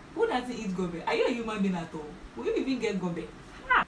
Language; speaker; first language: English; non-native, local second language; Akan